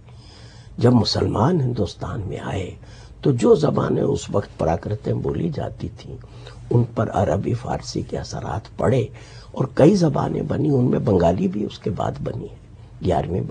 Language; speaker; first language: Urdu; native; Urdu